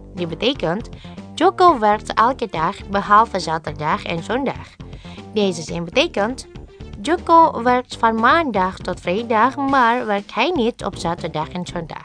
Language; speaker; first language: Dutch; non-native, fluent; Indonesian